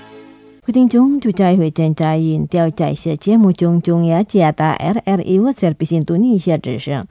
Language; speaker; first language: Chinese; non-native, fluent; Indonesian